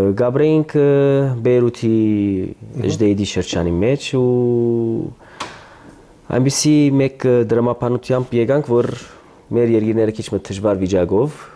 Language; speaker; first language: Armenian; early bilingual, heritage; Armenian